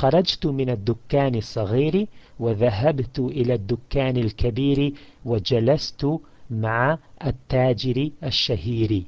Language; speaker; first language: Arabic; non-native, fluent; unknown